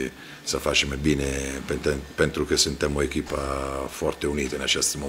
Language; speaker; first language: Romanian; non-native, fluent; Italian